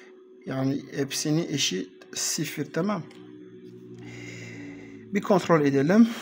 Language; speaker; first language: Turkish; non-native, learner; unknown